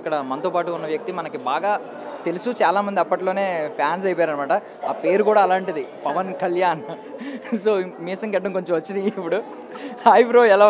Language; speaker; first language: Telugu; native; Telugu